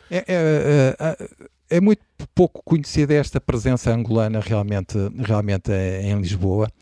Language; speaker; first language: Portuguese; native; Portuguese